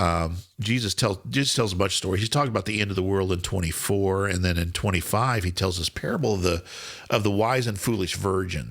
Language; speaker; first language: English; native; English